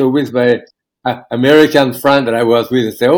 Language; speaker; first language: English; non-native, fluent; French